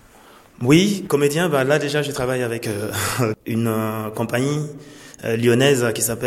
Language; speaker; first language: French; non-native, local second language; Mossi